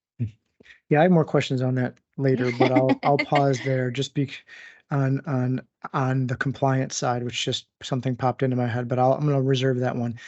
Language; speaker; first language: English; native; English